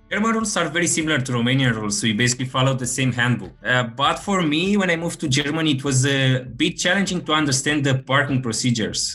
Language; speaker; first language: English; non-native, fluent; Romanian